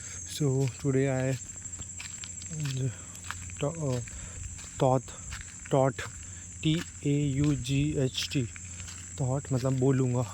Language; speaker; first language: English; non-native, learner; Hindi